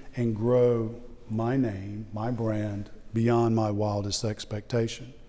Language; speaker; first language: English; native; English